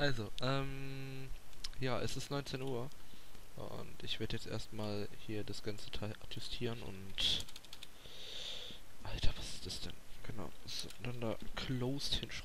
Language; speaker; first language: German; native; German